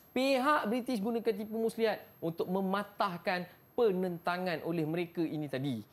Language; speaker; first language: Malay; native; Malay